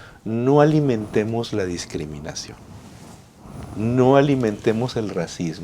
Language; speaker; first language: Spanish; native; Spanish